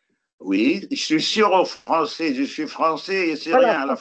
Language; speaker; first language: French; non-native, fluent; Arabic